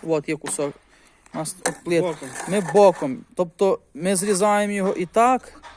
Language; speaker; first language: Ukrainian; native; Ukrainian